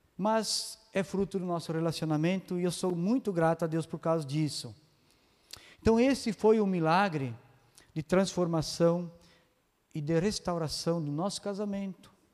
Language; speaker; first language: Portuguese; native; Portuguese